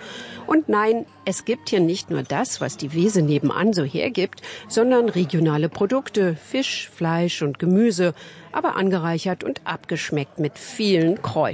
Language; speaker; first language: German; native; German